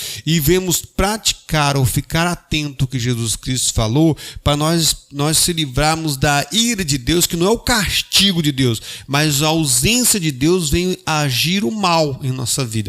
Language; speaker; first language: Portuguese; native; Portuguese